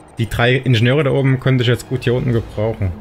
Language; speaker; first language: German; native; German